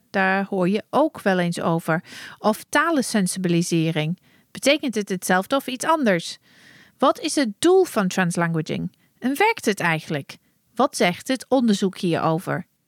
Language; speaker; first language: Dutch; non-native, fluent; English